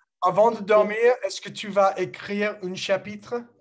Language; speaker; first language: French; non-native, learner; English